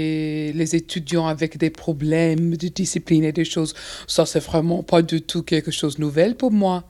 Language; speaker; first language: French; non-native, fluent; English